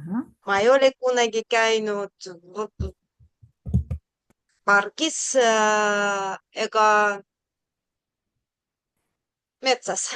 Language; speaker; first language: Estonian; non-native, learner; Russian